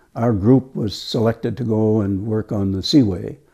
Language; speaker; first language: English; native; English